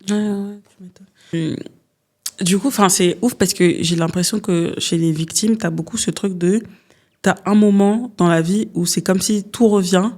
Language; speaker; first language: French; early bilingual, other home language; Lingala